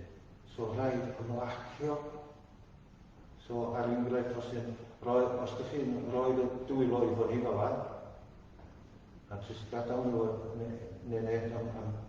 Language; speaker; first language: Welsh; non-native, fluent; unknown